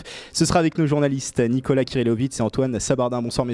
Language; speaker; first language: French; native; French